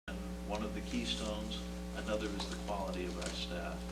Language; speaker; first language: English; native; English